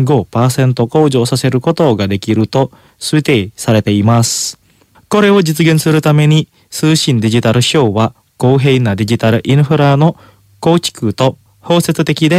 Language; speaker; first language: Japanese; non-native, fluent; Indonesian